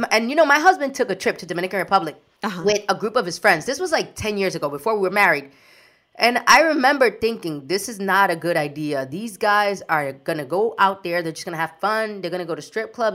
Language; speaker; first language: English; early bilingual, other home language; Spanish